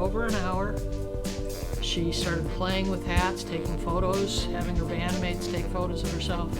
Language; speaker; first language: English; native; English